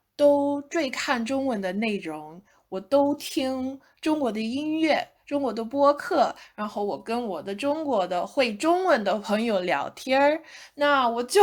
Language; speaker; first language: Chinese; non-native, fluent; English